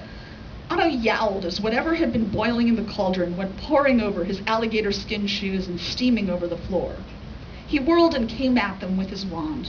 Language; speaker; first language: English; native; English